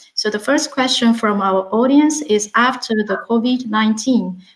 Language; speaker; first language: English; non-native, fluent; Chinese